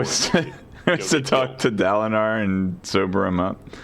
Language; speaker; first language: English; native; English